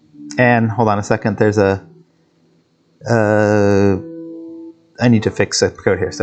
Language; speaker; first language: English; native; English